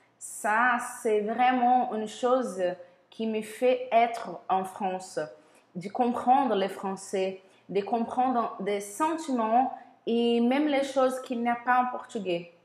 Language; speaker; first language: French; non-native, learner; Portuguese